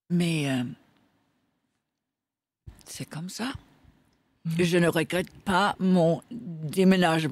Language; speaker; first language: French; non-native, fluent; Danish